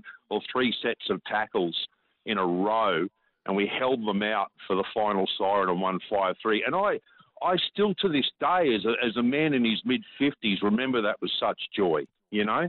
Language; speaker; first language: English; native; English